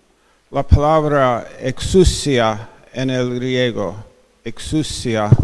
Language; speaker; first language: Spanish; non-native, fluent; English